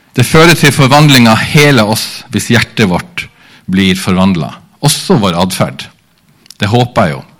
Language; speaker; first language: Norwegian; native; Norwegian